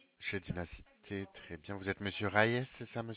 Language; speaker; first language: French; native; French